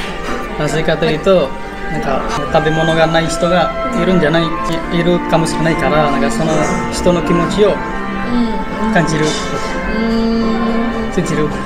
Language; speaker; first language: Japanese; non-native, fluent; Indonesian